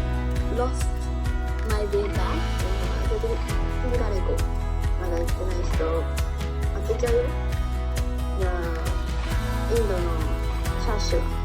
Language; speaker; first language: Japanese; native; Japanese